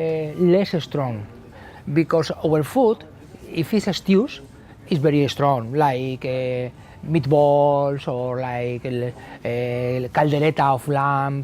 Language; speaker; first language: English; non-native, learner; Spanish